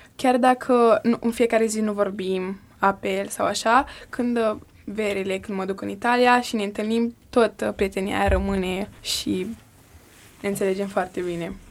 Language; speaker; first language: Romanian; early bilingual, heritage; Romanian